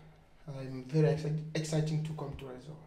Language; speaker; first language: English; non-native, learner; French